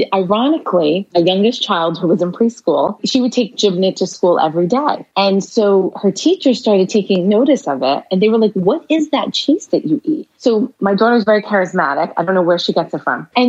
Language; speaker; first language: English; early bilingual, other home language; Arabic